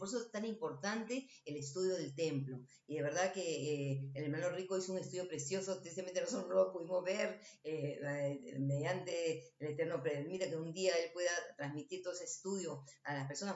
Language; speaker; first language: Spanish; native; Spanish